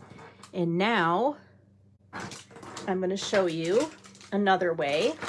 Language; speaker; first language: English; native; English